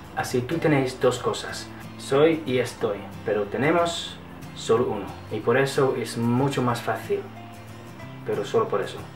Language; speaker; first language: Spanish; non-native, learner; English